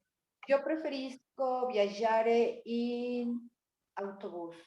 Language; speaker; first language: Italian; non-native, learner; Spanish